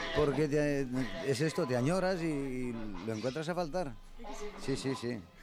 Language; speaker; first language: Spanish; non-native, local second language; Catalan